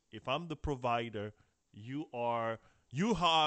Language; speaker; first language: English; non-native, fluent; French